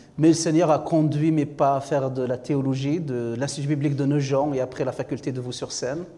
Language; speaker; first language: French; non-native, local second language; Kabyle